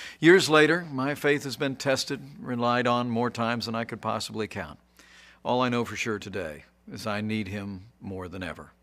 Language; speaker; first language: English; native; English